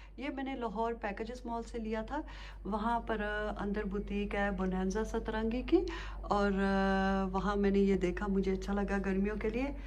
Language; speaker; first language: Urdu; native; Urdu